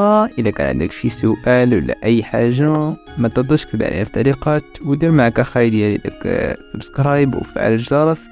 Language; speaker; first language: Arabic; native; Arabic